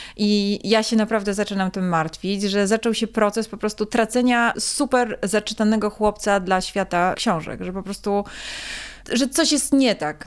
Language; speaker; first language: Polish; native; Polish